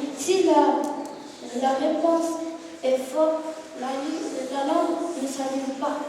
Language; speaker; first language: French; non-native, local second language; Arabic